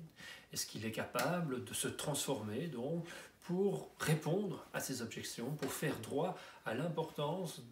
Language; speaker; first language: French; native; French